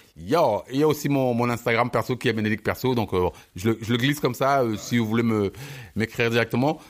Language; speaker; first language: French; early bilingual, other home language; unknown